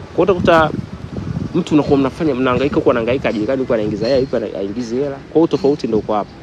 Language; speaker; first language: Swahili; native; Swahili